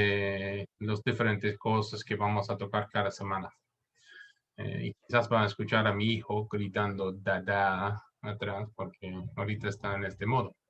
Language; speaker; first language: Spanish; non-native, fluent; English